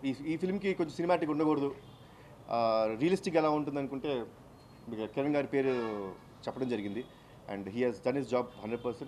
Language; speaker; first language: Telugu; native; Telugu